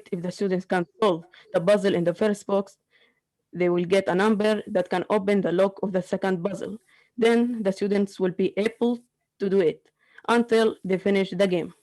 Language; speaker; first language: English; non-native, learner; Arabic